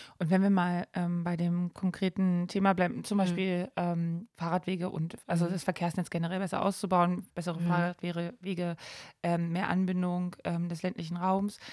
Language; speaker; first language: German; native; German